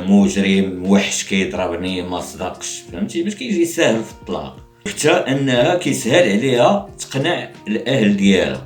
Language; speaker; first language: Arabic; native; Arabic